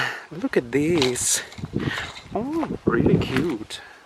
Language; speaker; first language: English; non-native, learner; Russian